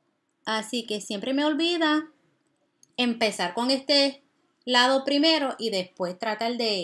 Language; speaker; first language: Spanish; early bilingual, heritage; Spanish